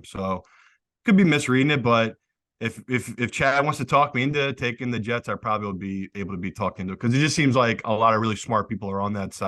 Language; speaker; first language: English; native; English